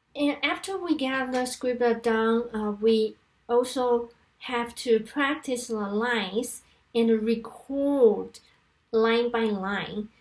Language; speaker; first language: English; non-native, fluent; Chinese